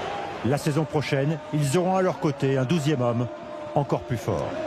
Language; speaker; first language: French; native; French